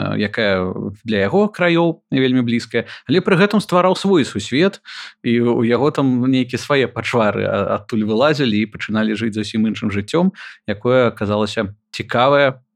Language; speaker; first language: Belarusian; non-native, local second language; Russian